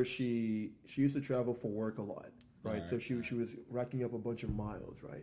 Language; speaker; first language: English; non-native, local second language; Igbo